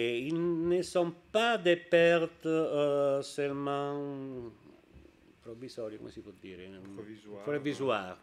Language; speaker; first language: French; non-native, learner; Italian